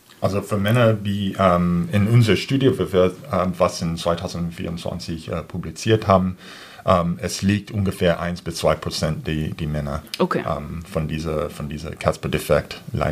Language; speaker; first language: German; non-native, fluent; English